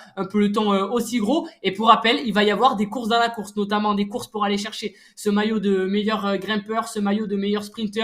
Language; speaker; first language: French; native; French